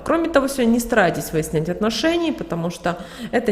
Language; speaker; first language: Russian; native; Russian